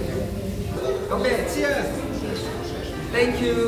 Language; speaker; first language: English; non-native, learner; Korean